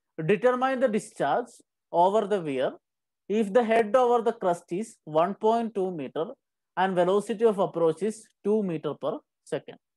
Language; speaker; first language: English; non-native, local second language; Malayalam